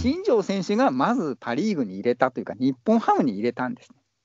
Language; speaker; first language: Japanese; native; Japanese